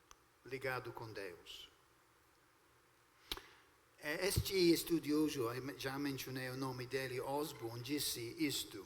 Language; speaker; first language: Portuguese; non-native, fluent; English